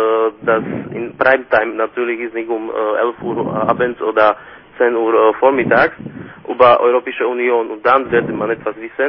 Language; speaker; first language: German; non-native, fluent; Slovak